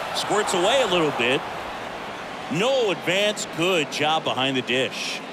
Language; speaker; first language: English; native; English